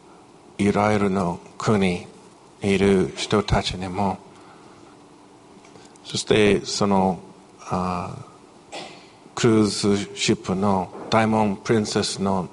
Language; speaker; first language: Japanese; non-native, fluent; English